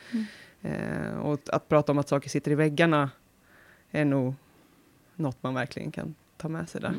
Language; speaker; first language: Swedish; native; Swedish